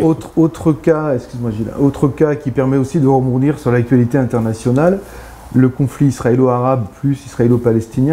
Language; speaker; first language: French; native; French